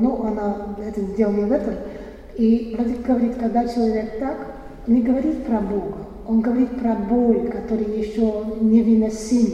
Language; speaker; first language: Russian; non-native, fluent; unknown